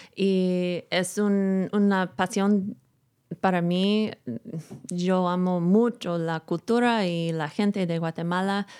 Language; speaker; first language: Spanish; non-native, learner; English